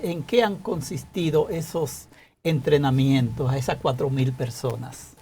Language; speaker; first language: Spanish; native; Spanish